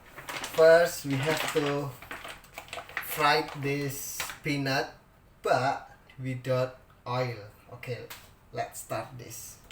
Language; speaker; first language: English; non-native, learner; Indonesian